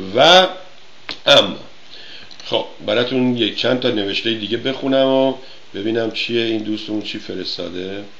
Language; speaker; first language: Persian; native; Persian